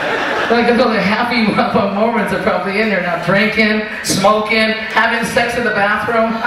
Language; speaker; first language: English; native; English